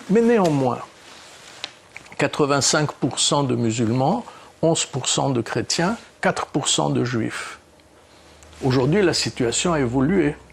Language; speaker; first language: French; early bilingual, other home language; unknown